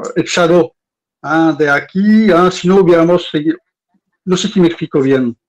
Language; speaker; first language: Spanish; non-native, fluent; Arabic